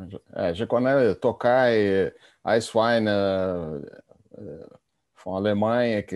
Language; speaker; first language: French; non-native, learner; Portuguese